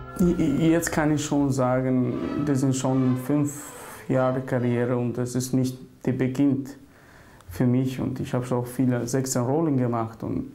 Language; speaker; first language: German; non-native, learner; Albanian